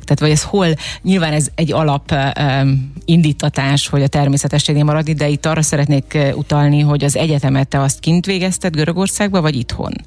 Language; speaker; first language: Hungarian; native; Hungarian